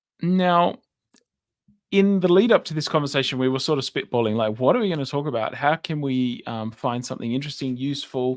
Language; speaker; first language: English; native; English